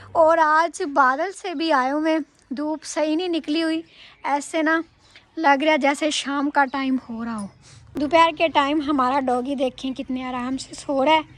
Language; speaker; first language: Urdu; non-native, local second language; Punjabi